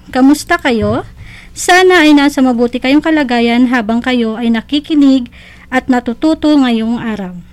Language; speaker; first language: Filipino; non-native, local second language; Hiligaynon